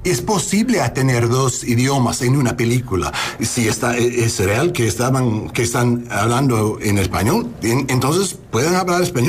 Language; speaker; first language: Spanish; early bilingual, heritage; English